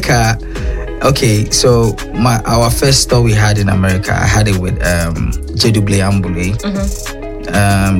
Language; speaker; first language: English; non-native, local second language; Akan